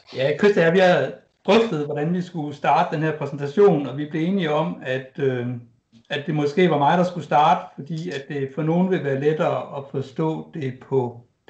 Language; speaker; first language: Danish; native; Danish